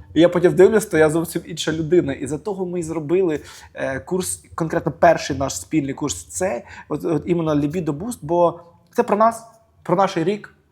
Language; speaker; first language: Ukrainian; native; Ukrainian